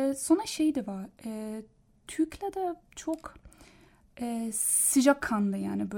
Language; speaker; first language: Turkish; non-native, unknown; German